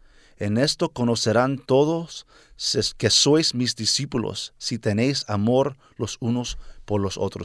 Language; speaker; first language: Spanish; early bilingual, heritage; Spanish